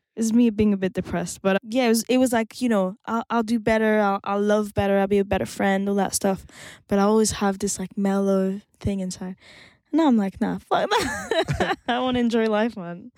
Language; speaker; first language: English; non-native, fluent; French